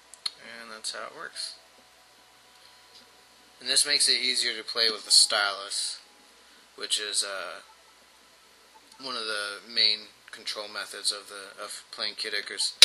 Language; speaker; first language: English; native; English